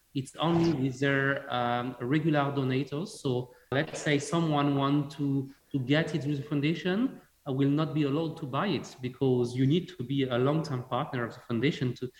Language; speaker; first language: English; non-native, fluent; French